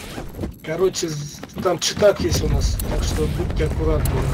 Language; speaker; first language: Russian; native; Russian